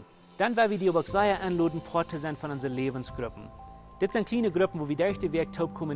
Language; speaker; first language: German; non-native, learner; Plautdietsch